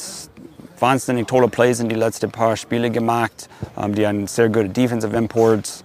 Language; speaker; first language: German; non-native, fluent; English